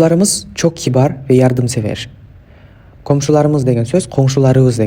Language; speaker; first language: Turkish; non-native, fluent; Kyrgyz